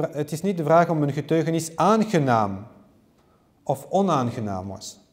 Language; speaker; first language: Dutch; non-native, learner; French